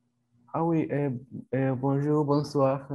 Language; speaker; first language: French; non-native, learner; Spanish